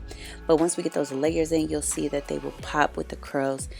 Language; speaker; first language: English; native; English